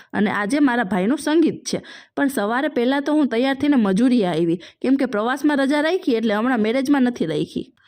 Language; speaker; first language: Gujarati; non-native, local second language; Sindhi